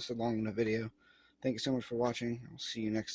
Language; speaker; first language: English; native; English